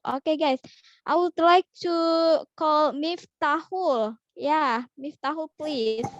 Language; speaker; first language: English; non-native, learner; Indonesian